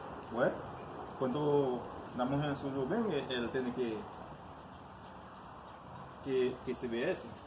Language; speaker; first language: Spanish; non-native, learner; Haitian Creole